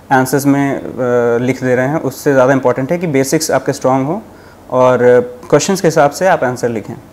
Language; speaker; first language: Hindi; native; Hindi